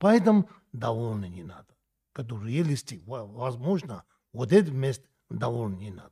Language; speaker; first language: Russian; non-native, learner; Tibetan